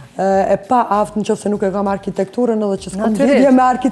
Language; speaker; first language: Albanian; native; Albanian